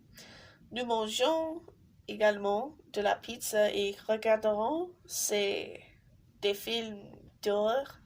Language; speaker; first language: French; non-native, learner; English